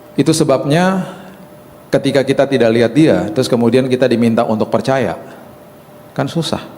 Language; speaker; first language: Indonesian; native; Indonesian